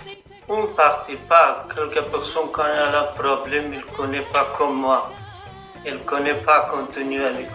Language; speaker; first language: French; non-native, learner; Persian